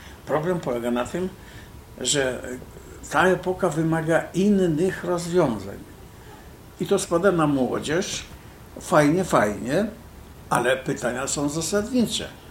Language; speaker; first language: Polish; native; Polish